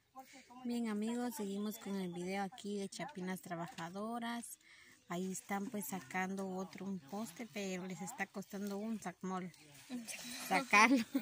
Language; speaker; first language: Spanish; native; Spanish